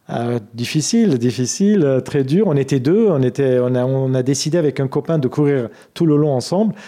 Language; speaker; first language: French; non-native, fluent; Armenian